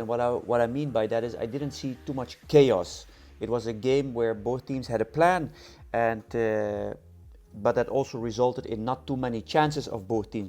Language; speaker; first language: English; non-native, fluent; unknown